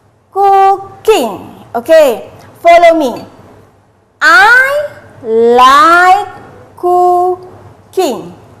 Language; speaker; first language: English; non-native, learner; Indonesian